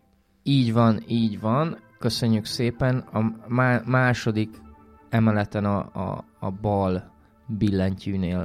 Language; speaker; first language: Hungarian; native; Hungarian